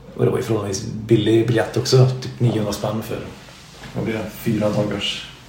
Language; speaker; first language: Swedish; native; Swedish